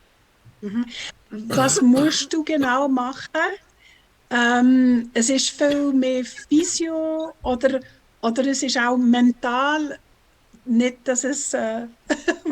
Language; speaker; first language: German; non-native, learner; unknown